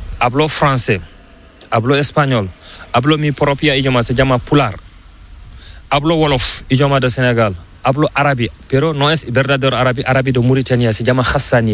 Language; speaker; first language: Spanish; non-native, learner; Fula